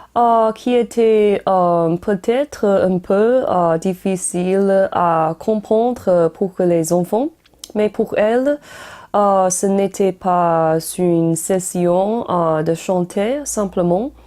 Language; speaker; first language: French; non-native, learner; Chinese